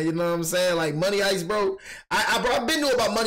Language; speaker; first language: English; native; English